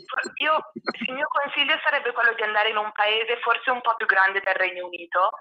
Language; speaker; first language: Italian; native; Italian